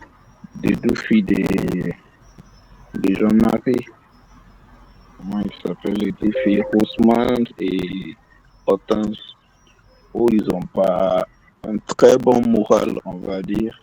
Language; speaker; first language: French; non-native, learner; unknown